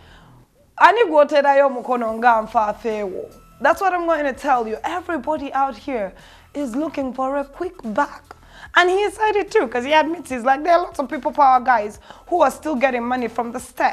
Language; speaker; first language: English; non-native, local second language; Ganda